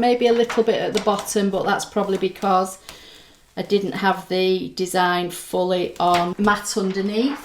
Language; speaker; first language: English; native; English